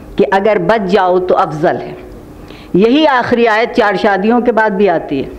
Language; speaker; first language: Urdu; native; Urdu